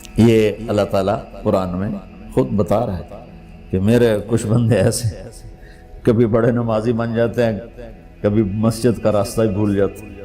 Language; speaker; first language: Urdu; non-native, local second language; Punjabi